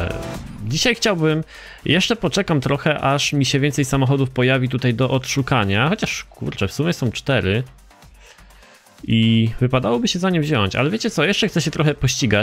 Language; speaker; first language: Polish; native; Polish